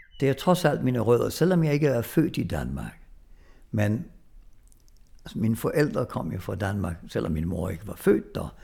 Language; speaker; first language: Danish; early bilingual, other home language; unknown